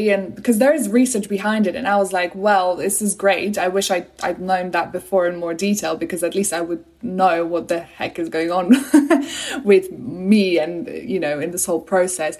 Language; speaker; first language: English; non-native, fluent; Polish